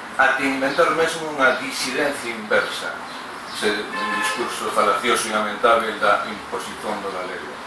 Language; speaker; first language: Galician; non-native, local second language; Spanish